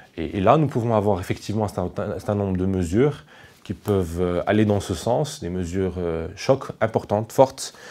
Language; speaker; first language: French; non-native, local second language; Arabic